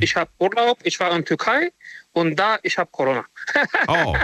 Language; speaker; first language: German; non-native, learner; Romanian